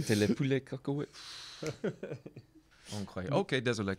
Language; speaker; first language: French; non-native, learner; English